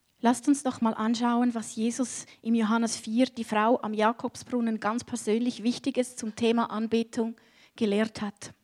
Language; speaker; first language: German; native; German